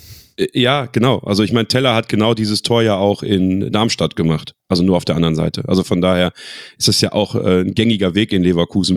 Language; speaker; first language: German; native; German